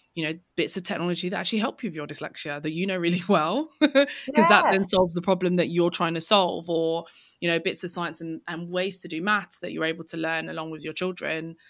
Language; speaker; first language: English; native; English